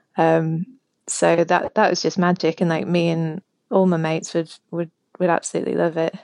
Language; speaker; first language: English; native; English